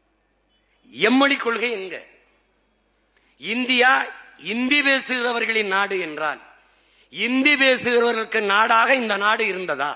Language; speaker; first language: Tamil; native; Tamil